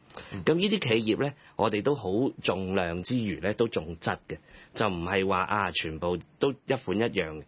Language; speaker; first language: Cantonese; native; Cantonese